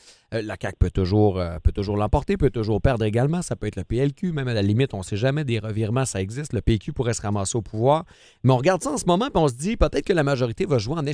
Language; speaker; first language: French; native; French